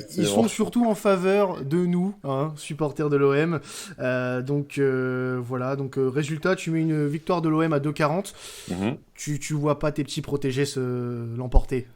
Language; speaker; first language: French; native; French